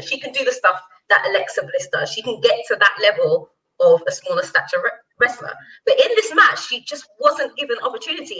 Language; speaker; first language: English; native; English